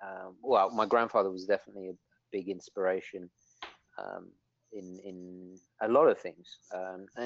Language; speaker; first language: English; non-native, local second language; Italian